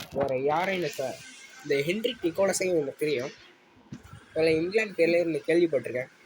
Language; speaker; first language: Tamil; non-native, local second language; Urdu